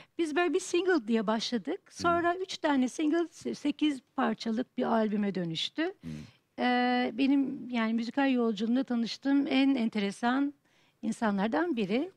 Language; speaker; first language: Turkish; early bilingual, heritage; Turkish